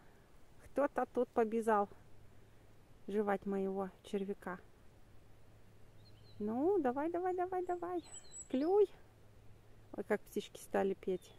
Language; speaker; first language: Russian; native; Russian